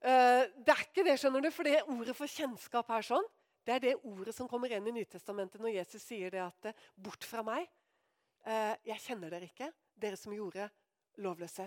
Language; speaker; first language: Norwegian; native; Norwegian